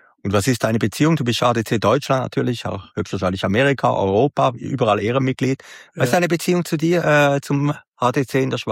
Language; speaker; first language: German; native; German